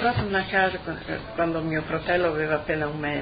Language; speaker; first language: Italian; native; Italian